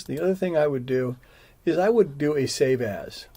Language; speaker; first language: English; native; English